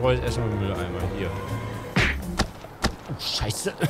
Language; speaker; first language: German; native; German